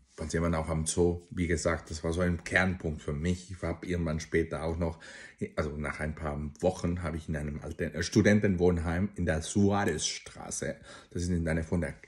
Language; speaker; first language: German; non-native, fluent; Spanish